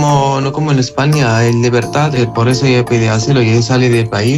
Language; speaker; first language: Spanish; non-native, learner; Arabic